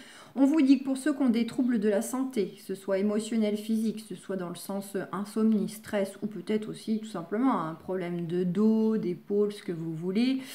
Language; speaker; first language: French; native; French